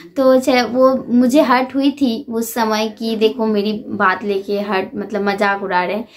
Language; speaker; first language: Hindi; non-native, fluent; Bangla